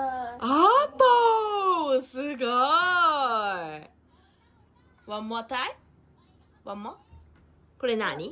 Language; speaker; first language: Japanese; native; Japanese